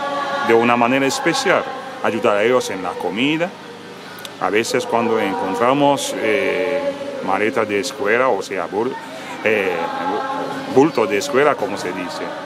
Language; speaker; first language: Spanish; non-native, fluent; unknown